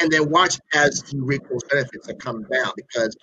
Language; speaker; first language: English; native; English